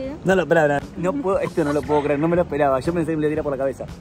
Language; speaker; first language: Spanish; native; Spanish